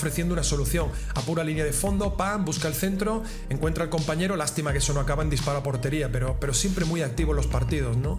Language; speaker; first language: Spanish; native; Spanish